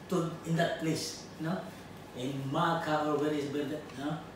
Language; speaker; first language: English; non-native, learner; Filipino